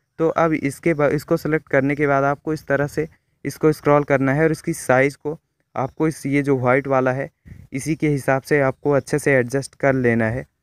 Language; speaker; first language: Hindi; native; Hindi